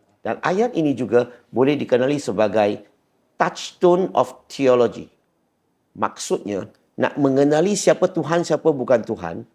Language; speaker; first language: Malay; non-native, local second language; Chinese